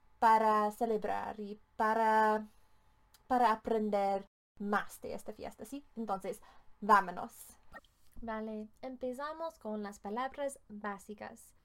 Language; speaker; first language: Spanish; non-native, fluent; English